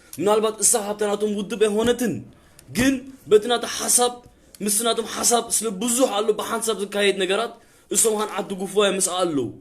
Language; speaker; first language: Tigrinya; early bilingual, heritage; Tigrinya